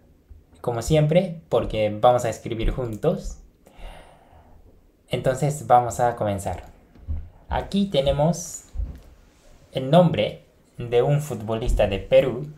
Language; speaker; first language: Spanish; non-native, fluent; Japanese